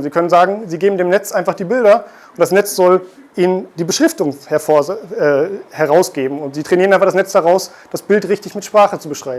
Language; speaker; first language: German; native; German